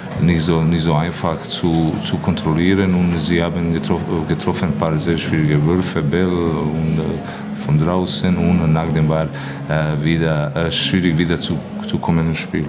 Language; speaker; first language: German; non-native, learner; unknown